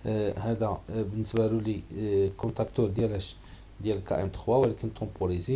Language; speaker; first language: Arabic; native; Arabic